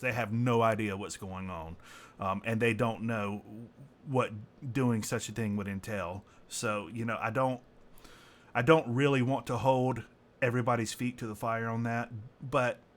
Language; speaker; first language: English; native; English